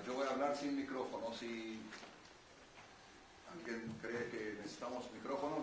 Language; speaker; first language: Spanish; non-native, fluent; Arabic